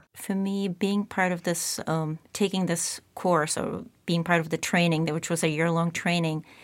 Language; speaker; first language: English; non-native, fluent; Czech